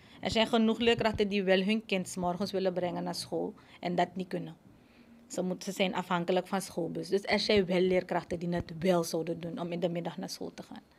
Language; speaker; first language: Dutch; native; Dutch